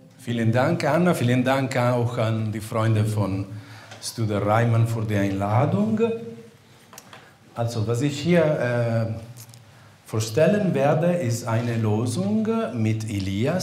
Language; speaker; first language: German; non-native, fluent; Italian